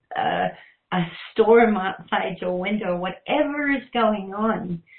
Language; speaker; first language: English; native; English